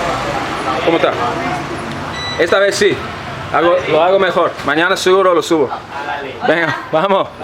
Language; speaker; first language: Spanish; non-native, learner; English